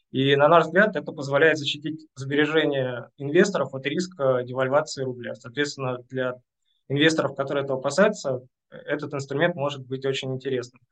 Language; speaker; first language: Russian; native; Russian